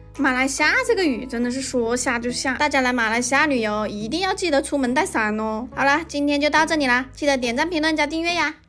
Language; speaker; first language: Chinese; native; Chinese